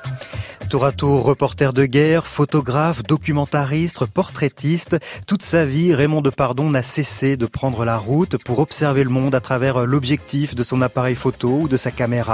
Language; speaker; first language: French; native; French